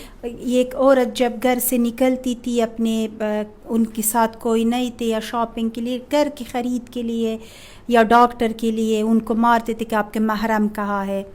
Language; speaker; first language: Hindi; non-native, fluent; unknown